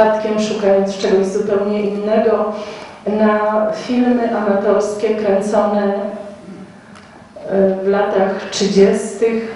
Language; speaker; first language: Polish; native; Polish